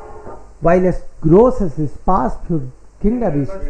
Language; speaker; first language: German; non-native, fluent; Hindi